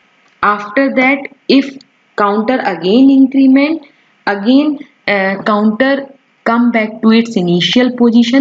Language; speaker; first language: English; non-native, local second language; Hindi